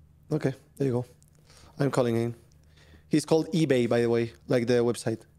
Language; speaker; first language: English; non-native, fluent; Spanish